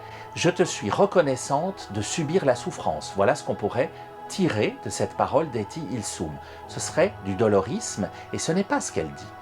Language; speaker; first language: French; native; French